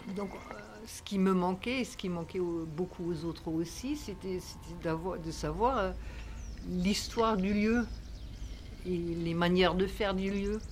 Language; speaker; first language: French; non-native, fluent; German